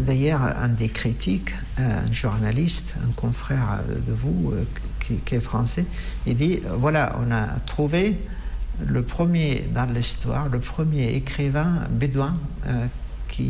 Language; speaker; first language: French; non-native, fluent; Arabic